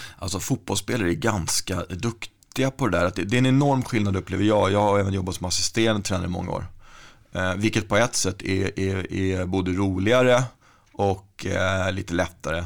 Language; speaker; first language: Swedish; native; Swedish